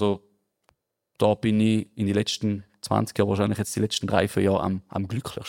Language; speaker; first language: German; native; German